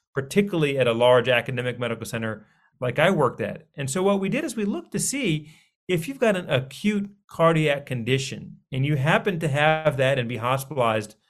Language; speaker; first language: English; early bilingual, other home language; Hindi